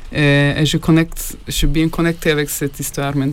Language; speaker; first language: French; non-native, learner; Hungarian